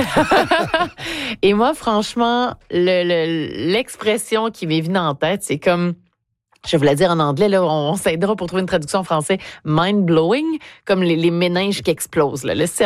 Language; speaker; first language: French; native; French